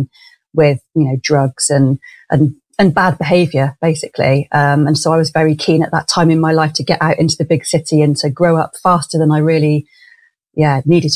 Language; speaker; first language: English; native; English